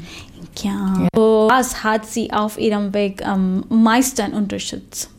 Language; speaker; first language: German; non-native, fluent; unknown